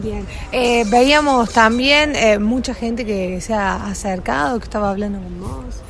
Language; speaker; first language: Spanish; native; Spanish